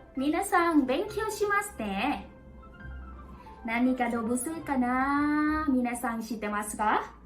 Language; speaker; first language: Japanese; non-native, learner; Thai